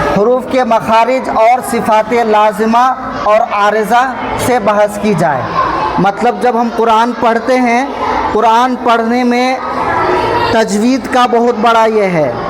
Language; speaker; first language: Urdu; native; Urdu